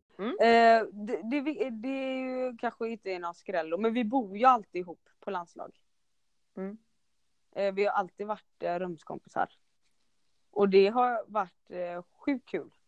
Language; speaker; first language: Swedish; early bilingual, other home language; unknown